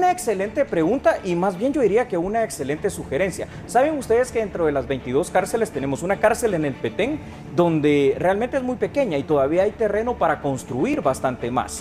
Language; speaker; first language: Spanish; native; Spanish